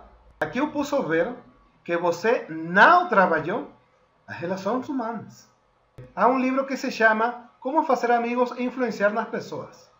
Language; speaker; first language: Portuguese; non-native, fluent; Spanish